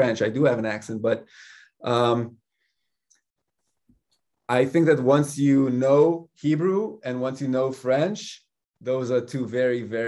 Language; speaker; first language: English; non-native, fluent; Hebrew